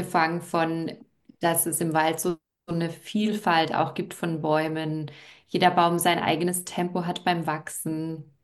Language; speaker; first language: German; native; German